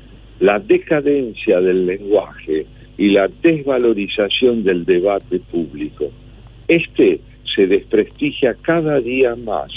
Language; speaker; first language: Spanish; native; Spanish